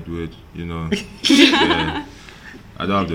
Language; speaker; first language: English; non-native, local second language; French